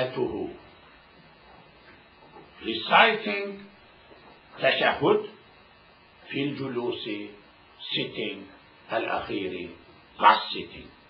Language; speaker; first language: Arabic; non-native, fluent; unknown